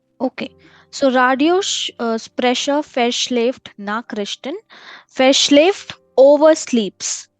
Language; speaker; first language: German; non-native, fluent; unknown